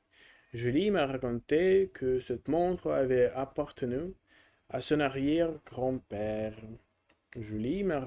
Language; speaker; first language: French; non-native, learner; Russian